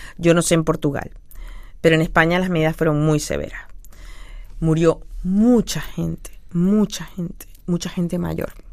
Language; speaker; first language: Spanish; native; Spanish